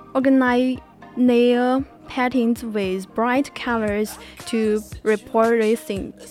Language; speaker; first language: English; non-native, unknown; Chinese